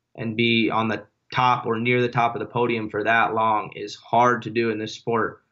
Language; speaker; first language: English; native; English